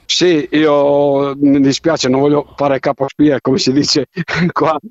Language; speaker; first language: Italian; non-native, fluent; Macedonian